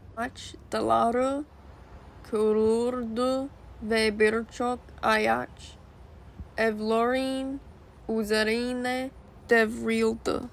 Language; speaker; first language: Turkish; non-native, learner; English